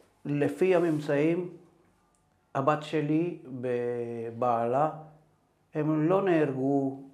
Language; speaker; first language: Hebrew; non-native, fluent; Spanish